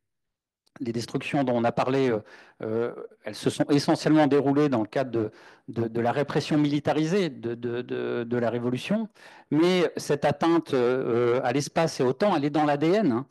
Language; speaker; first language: French; native; French